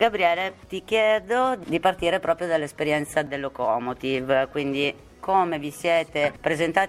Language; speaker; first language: Italian; native; Italian